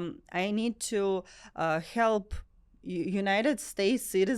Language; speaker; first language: English; non-native, learner; Ukrainian